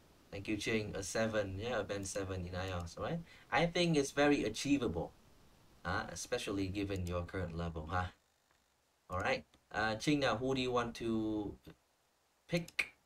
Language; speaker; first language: English; non-native, fluent; Vietnamese